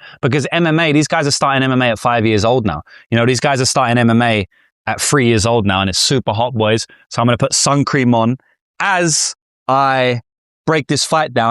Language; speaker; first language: English; native; English